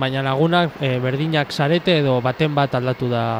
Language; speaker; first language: Basque; native; Basque